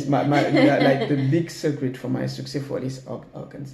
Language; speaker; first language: English; non-native, learner; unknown